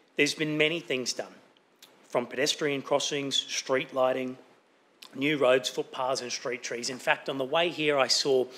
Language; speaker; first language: English; native; English